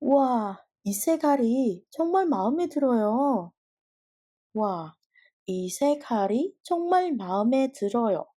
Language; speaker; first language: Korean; non-native, fluent; Indonesian